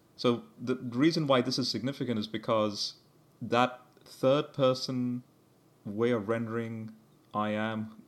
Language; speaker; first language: English; early bilingual, heritage; English